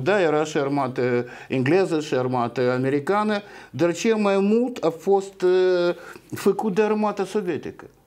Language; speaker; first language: Romanian; non-native, local second language; Russian